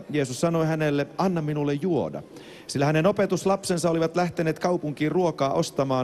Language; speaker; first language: Finnish; native; Finnish